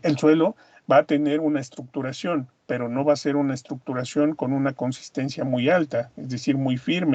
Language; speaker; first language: Spanish; native; Spanish